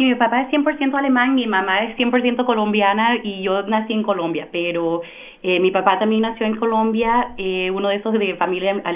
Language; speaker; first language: English; native; English